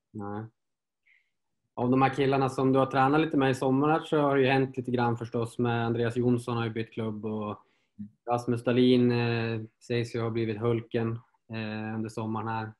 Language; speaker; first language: Swedish; native; Swedish